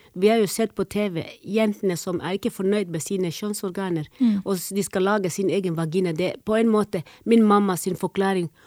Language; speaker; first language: Norwegian; non-native, fluent; Somali